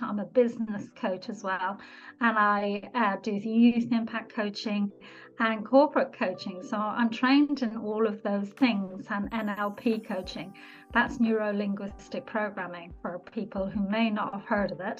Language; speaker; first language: English; native; English